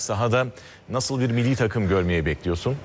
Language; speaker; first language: Turkish; native; Turkish